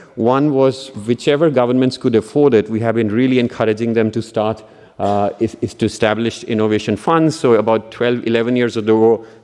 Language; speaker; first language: English; non-native, local second language; Punjabi